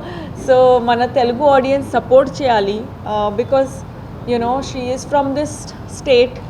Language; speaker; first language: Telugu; non-native, fluent; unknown